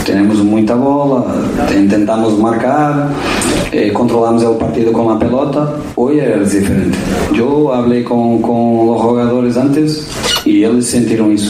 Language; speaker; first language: Portuguese; non-native, learner; Spanish